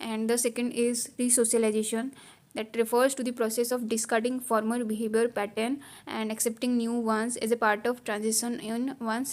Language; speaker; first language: English; non-native, local second language; Hindi